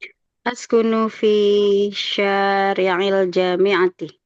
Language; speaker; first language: Arabic; non-native, learner; Indonesian